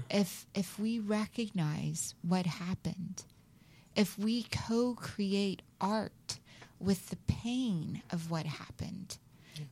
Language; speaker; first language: English; native; English